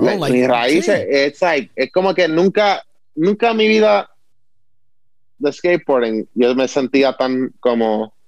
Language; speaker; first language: Spanish; early bilingual, heritage; Spanish